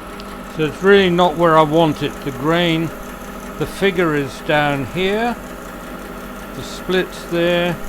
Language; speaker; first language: English; native; English